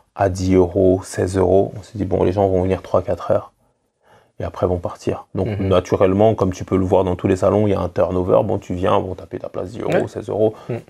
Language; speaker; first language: French; native; French